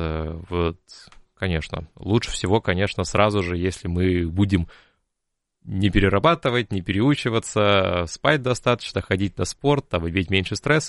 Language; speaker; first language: Russian; native; Russian